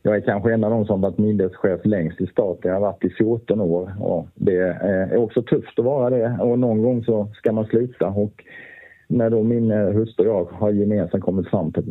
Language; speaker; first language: Swedish; native; Swedish